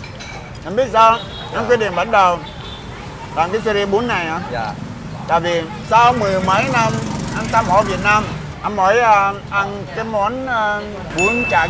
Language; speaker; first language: Vietnamese; non-native, fluent; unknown